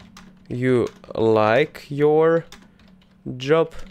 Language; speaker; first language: English; non-native, learner; Russian